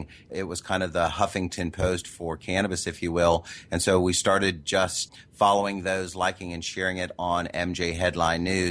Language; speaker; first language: English; native; English